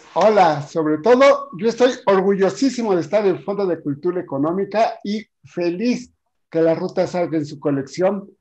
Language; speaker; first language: Spanish; native; Spanish